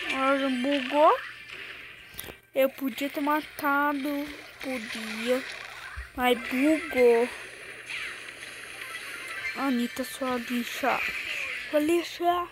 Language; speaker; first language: Portuguese; native; Portuguese